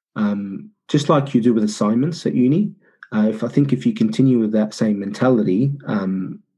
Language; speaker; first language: English; early bilingual, other home language; Arabic